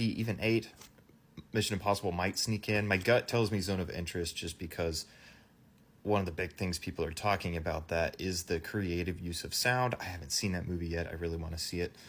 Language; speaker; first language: English; native; English